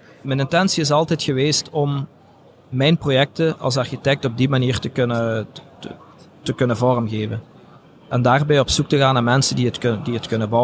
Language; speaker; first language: Dutch; native; Dutch